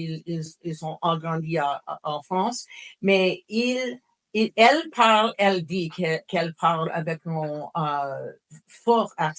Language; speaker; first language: French; non-native, fluent; English